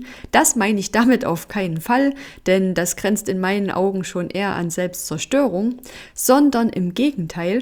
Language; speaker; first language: German; native; German